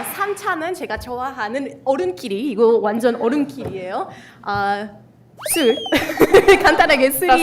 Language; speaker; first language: Korean; non-native, fluent; Spanish